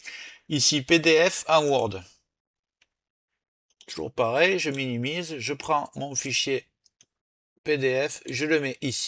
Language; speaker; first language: French; native; French